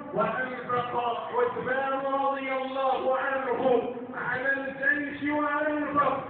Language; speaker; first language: Arabic; native; Arabic